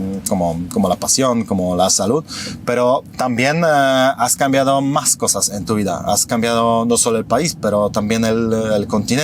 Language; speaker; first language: Spanish; non-native, fluent; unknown